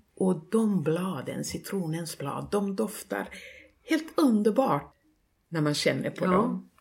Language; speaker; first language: Swedish; non-native, local second language; Finnish